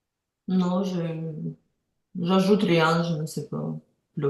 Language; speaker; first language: French; non-native, learner; Ukrainian